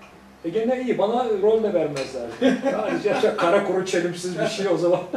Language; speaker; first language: Turkish; native; Turkish